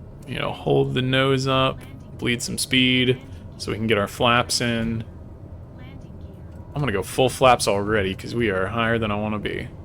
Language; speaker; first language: English; native; English